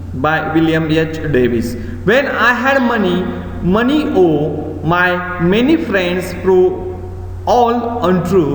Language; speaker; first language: English; non-native, local second language; Marathi